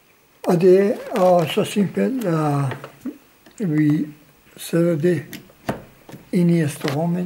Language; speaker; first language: Danish; non-native, local second language; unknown